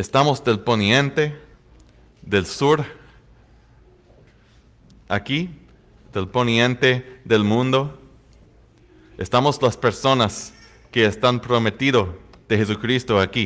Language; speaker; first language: Spanish; non-native, fluent; English